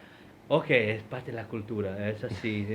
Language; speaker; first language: Spanish; non-native, fluent; Portuguese